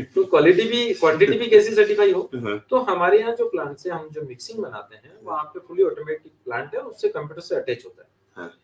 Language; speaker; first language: Hindi; native; Hindi